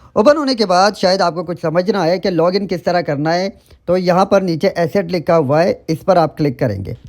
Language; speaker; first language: Urdu; non-native, local second language; Pashto